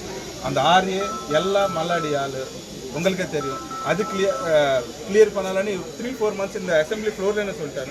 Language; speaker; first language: Tamil; non-native, local second language; Telugu